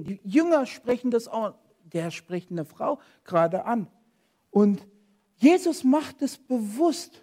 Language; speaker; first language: German; non-native, fluent; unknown